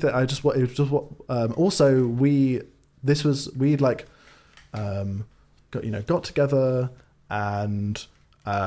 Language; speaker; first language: English; native; English